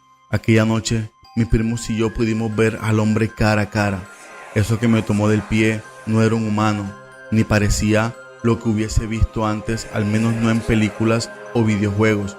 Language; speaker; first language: Spanish; native; Spanish